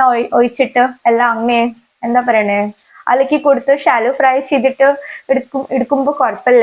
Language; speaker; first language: Malayalam; non-native, fluent; Hindi